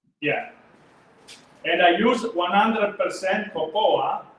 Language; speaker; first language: English; non-native, learner; Italian